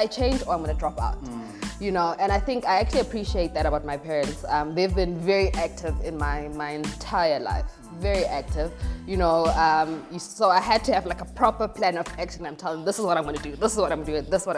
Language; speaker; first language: English; non-native, local second language; Zulu